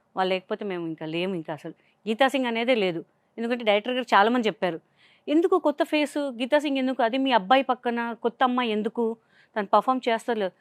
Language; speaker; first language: Telugu; non-native, local second language; Hindi